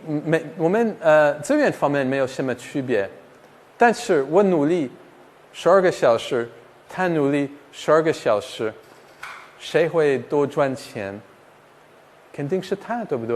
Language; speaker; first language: Chinese; non-native, fluent; English